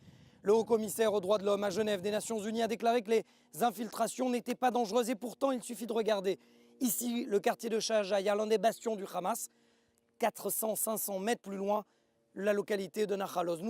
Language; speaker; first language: French; native; French